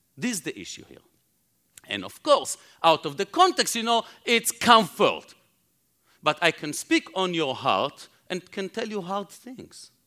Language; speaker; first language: English; non-native, fluent; Hebrew